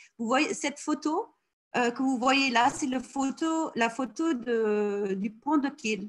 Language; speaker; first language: French; non-native, fluent; German